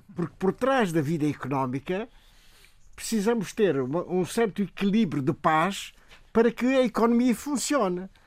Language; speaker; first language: Portuguese; non-native, local second language; Upper Guinea Crioulo